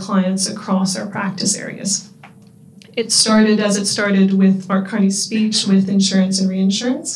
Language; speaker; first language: English; native; English